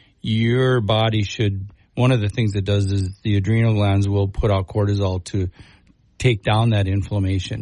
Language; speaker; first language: English; native; English